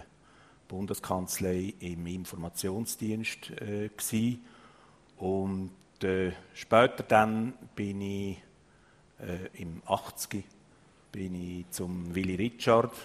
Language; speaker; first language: German; native; German